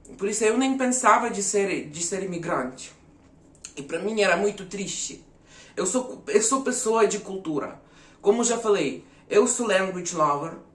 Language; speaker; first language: Portuguese; early bilingual, other home language; Ukrainian